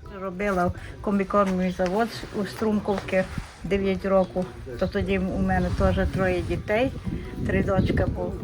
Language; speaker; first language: Ukrainian; non-native, local second language; Hungarian